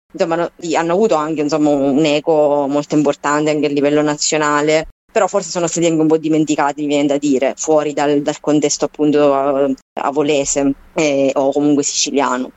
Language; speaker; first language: Italian; native; Italian